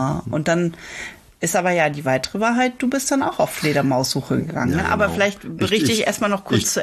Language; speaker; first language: German; native; German